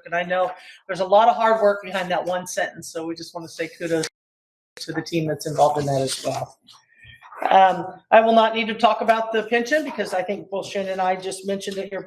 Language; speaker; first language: English; native; English